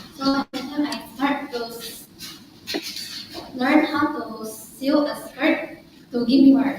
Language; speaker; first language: English; non-native, learner; Indonesian